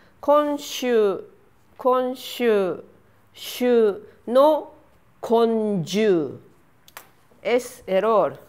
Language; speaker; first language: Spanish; non-native, fluent; Japanese